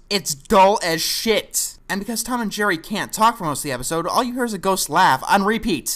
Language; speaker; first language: English; native; English